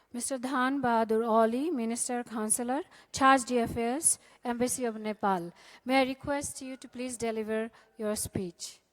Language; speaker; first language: English; non-native, local second language; Bangla